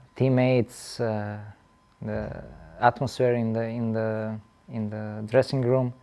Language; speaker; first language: English; non-native, fluent; Serbian